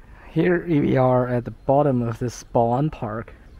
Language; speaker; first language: English; non-native, fluent; Chinese